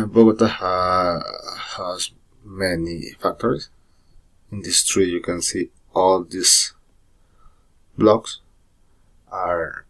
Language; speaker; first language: English; non-native, learner; Spanish